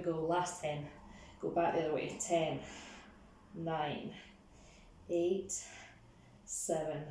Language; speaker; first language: English; native; English